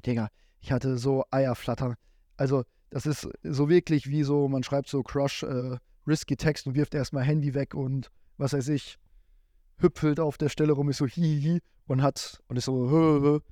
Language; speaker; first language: German; native; German